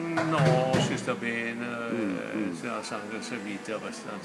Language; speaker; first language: Italian; non-native, fluent; Danish